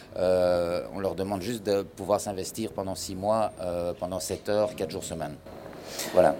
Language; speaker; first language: French; native; French